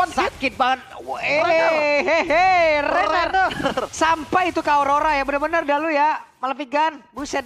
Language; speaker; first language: Indonesian; native; Indonesian